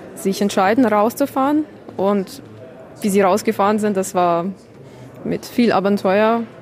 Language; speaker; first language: German; non-native, fluent; Ukrainian